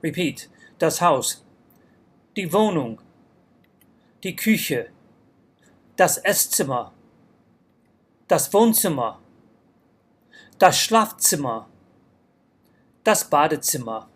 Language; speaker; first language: German; non-native, fluent; English